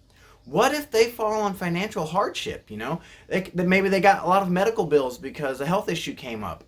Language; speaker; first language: English; native; English